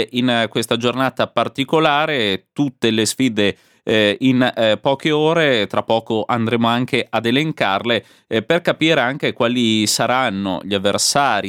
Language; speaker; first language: Italian; native; Italian